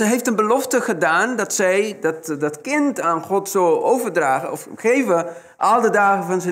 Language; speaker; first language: Dutch; non-native, fluent; Spanish